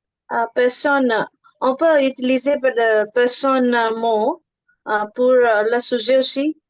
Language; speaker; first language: French; non-native, learner; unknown